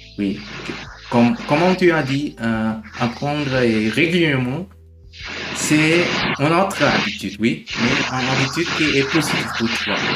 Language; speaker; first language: French; non-native, learner; German